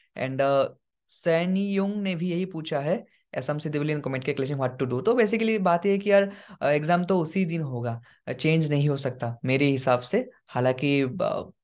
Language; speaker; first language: Hindi; non-native, local second language; Assamese